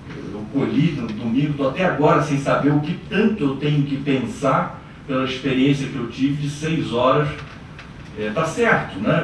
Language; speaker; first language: Portuguese; native; Portuguese